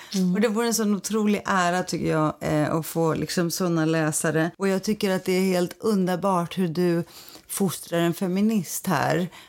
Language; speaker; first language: Swedish; early bilingual, other home language; Greek